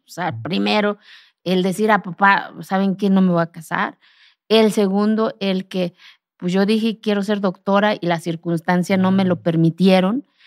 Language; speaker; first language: Spanish; non-native, local second language; Zapotec